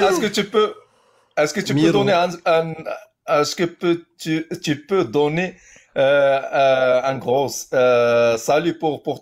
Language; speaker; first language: French; non-native, learner; Arabic